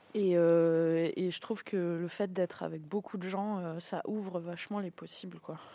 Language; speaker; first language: French; native; French